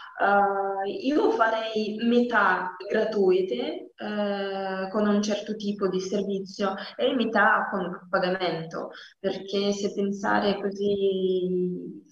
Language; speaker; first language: Italian; non-native, learner; Russian